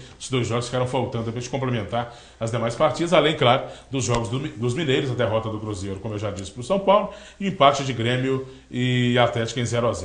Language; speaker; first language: Portuguese; native; Portuguese